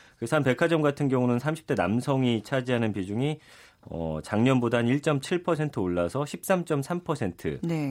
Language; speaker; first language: Korean; native; Korean